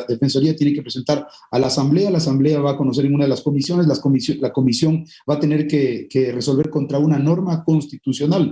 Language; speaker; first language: Spanish; native; Spanish